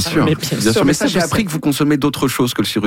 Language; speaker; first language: French; native; French